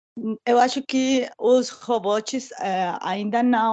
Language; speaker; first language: Portuguese; non-native, learner; Spanish